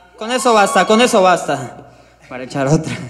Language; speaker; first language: Spanish; native; Spanish